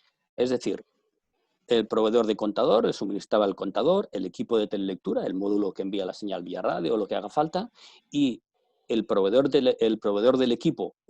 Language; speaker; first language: Spanish; native; Spanish